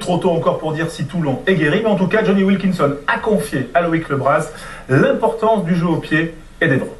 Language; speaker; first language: French; native; French